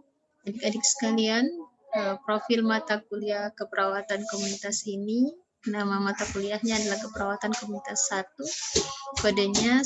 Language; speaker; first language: Indonesian; native; Indonesian